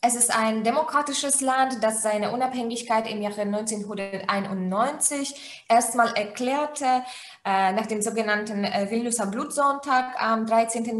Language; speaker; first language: German; non-native, fluent; Polish